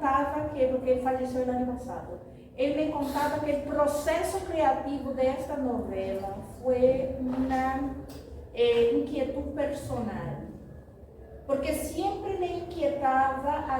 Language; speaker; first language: Spanish; non-native, fluent; Portuguese